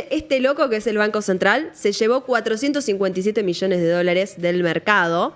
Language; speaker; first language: Spanish; native; Spanish